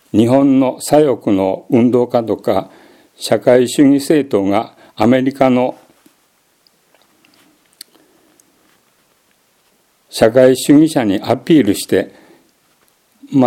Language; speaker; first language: Japanese; native; Japanese